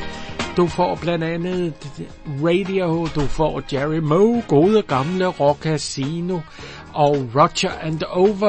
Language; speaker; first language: Danish; native; Danish